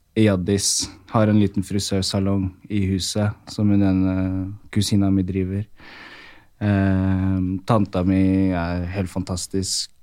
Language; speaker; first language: Norwegian; early bilingual, other home language; Amharic